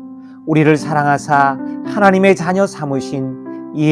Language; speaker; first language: Korean; native; Korean